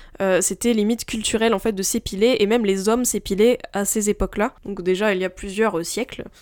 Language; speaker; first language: French; native; French